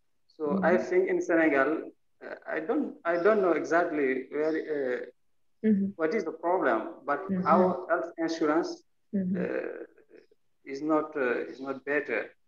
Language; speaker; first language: English; non-native, learner; French